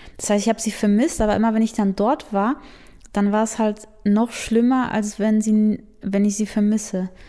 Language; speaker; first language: German; early bilingual, other home language; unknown